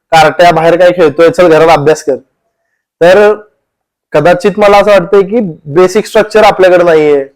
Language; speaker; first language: Marathi; native; Marathi